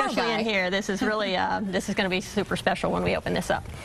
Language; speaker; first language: English; native; English